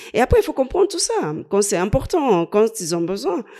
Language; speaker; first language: French; non-native, fluent; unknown